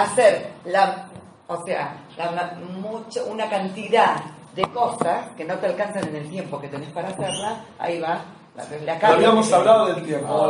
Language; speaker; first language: Spanish; native; Spanish